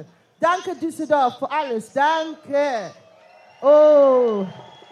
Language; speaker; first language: German; non-native, fluent; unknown